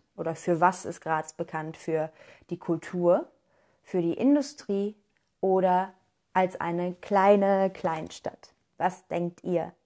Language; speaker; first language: German; native; German